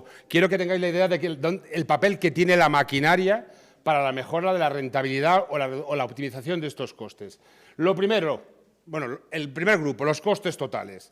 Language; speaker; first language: Spanish; native; Spanish